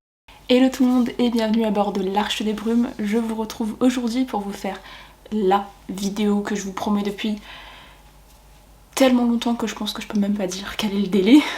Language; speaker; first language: French; native; French